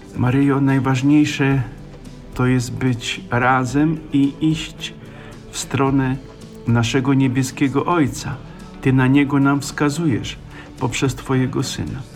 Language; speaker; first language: Polish; native; Polish